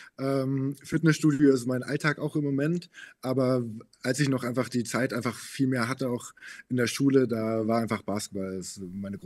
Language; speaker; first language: German; native; German